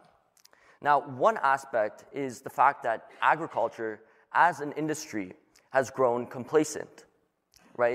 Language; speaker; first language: English; native; English